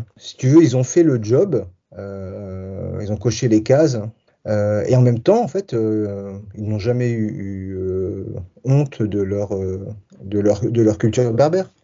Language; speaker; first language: French; early bilingual, other home language; Tachelhit